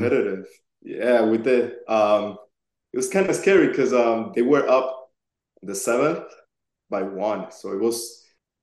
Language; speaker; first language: English; non-native, fluent; Spanish